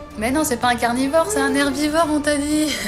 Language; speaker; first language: French; native; French